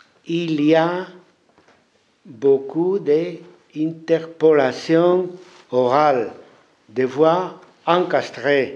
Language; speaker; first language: French; non-native, fluent; Spanish